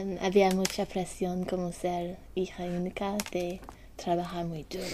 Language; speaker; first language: Spanish; non-native, learner; English